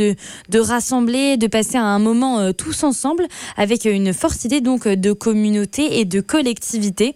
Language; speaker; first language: French; native; French